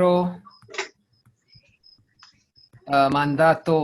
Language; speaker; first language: Spanish; non-native, fluent; English